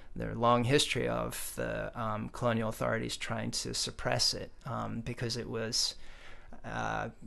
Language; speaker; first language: English; native; English